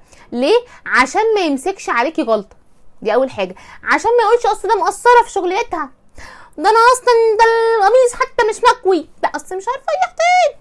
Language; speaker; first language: Arabic; native; Arabic